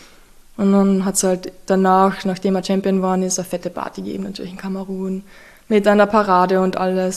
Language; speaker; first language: German; native; German